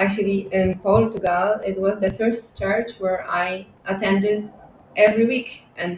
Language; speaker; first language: English; non-native, fluent; Polish